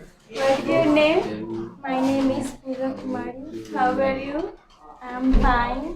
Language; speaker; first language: English; non-native, learner; Hindi